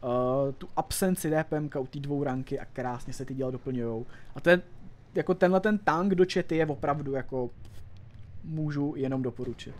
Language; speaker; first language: Czech; native; Czech